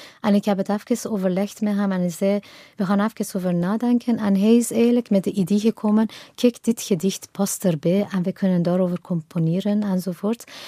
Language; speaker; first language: Dutch; non-native, fluent; Persian